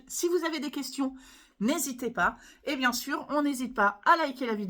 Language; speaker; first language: French; native; French